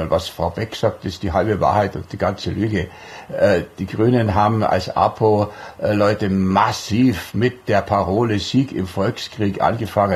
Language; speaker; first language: German; native; German